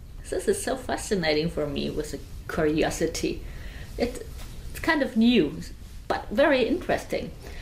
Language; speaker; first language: English; non-native, fluent; German